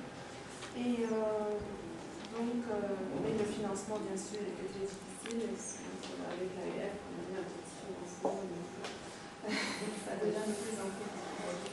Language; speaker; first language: French; non-native, local second language; Arabic